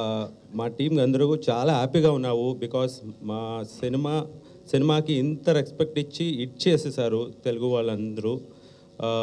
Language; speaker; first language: Telugu; non-native, learner; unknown